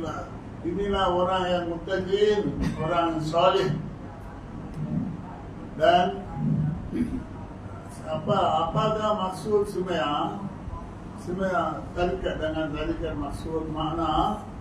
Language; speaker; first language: Indonesian; non-native, learner; Tamil